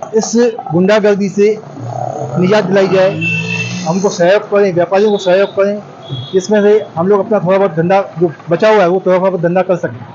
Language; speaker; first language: Hindi; non-native, local second language; Sindhi